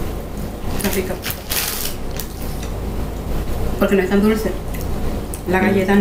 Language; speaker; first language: Spanish; native; Spanish